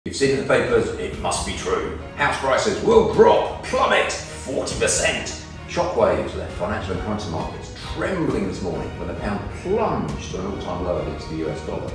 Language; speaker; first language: English; native; English